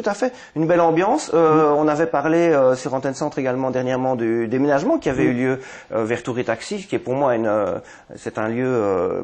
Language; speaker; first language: French; native; French